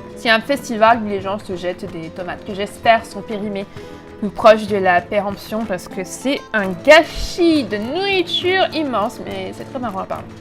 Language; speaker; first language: French; native; French